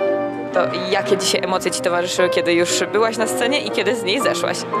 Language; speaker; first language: Polish; native; Polish